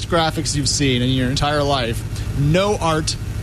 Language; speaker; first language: English; native; English